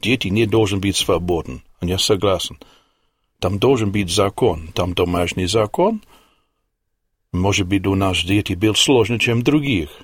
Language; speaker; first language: Russian; non-native, learner; English